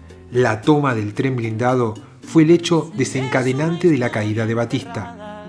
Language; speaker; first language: Spanish; native; Spanish